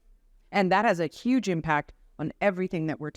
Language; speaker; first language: English; native; English